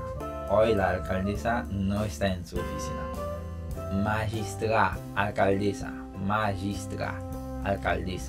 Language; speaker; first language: Spanish; non-native, fluent; Haitian Creole